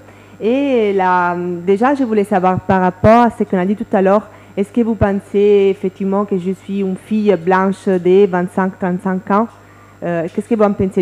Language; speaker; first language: French; non-native, fluent; Italian